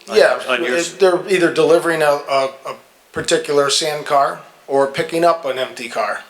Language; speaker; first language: English; native; English